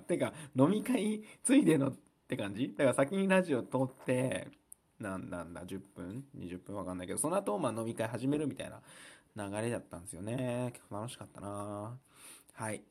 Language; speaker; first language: Japanese; native; Japanese